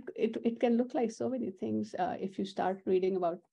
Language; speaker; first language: English; non-native, local second language; Urdu